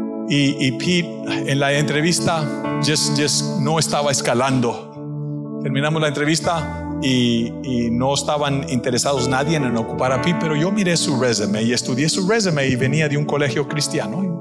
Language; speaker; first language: Spanish; native; Spanish